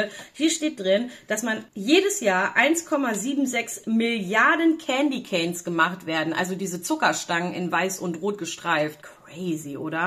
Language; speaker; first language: German; native; German